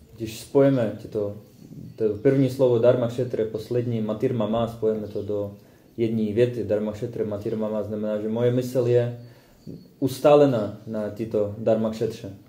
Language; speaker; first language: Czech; native; Czech